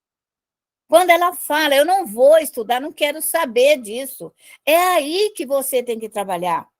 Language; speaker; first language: Portuguese; native; Portuguese